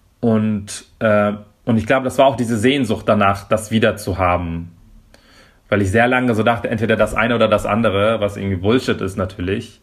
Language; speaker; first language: German; early bilingual, other home language; Persian